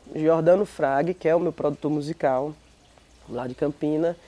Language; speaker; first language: Portuguese; native; Portuguese